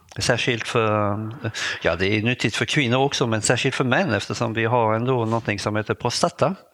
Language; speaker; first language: Swedish; non-native, fluent; French